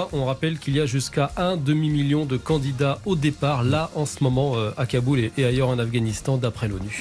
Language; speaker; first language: French; native; French